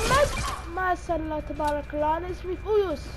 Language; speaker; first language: Arabic; native; Arabic